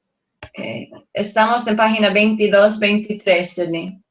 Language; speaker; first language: Spanish; non-native, learner; English